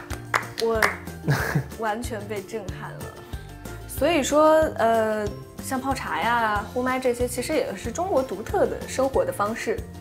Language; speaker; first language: Chinese; native; Chinese